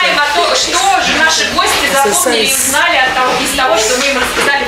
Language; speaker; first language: English; non-native, fluent; Russian